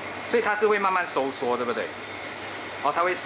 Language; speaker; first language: Chinese; native; Chinese